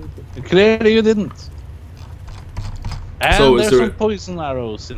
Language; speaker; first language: English; non-native, fluent; Norwegian